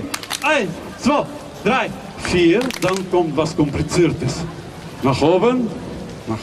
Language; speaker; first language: German; non-native, fluent; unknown